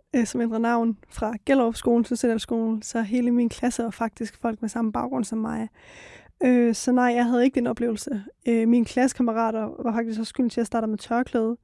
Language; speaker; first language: Danish; early bilingual, other home language; Persian